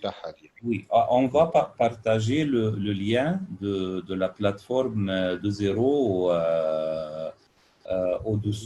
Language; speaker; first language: French; non-native, learner; Arabic